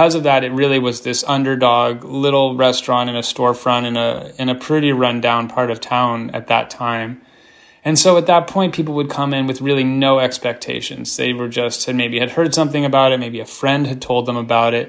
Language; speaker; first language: English; native; English